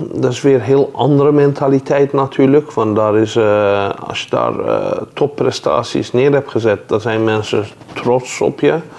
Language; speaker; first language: Dutch; non-native, fluent; Persian